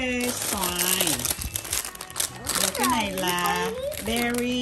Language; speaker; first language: Vietnamese; early bilingual, heritage; Vietnamese